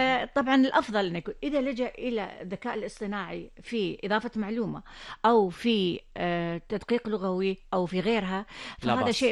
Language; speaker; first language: Arabic; native; Arabic